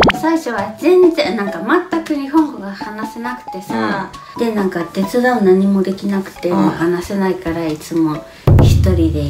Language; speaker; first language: Japanese; non-native, fluent; Spanish